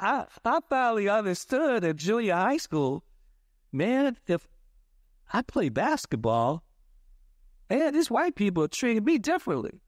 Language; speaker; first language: English; native; English